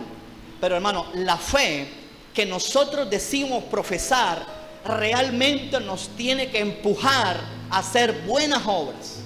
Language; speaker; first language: Spanish; native; Spanish